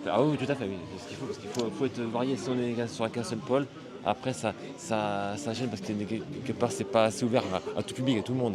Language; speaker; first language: French; native; French